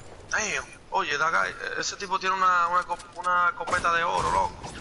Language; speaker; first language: Spanish; early bilingual, heritage; Spanish